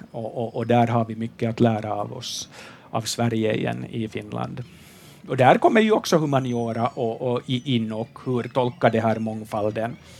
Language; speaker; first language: Swedish; native; Swedish